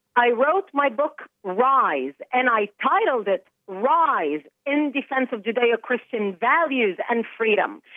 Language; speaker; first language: English; non-native, fluent; Arabic